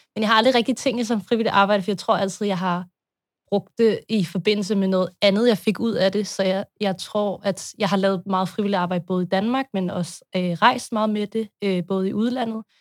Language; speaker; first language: Danish; native; Danish